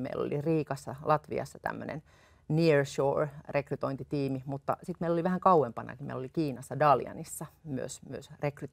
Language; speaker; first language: Finnish; native; Finnish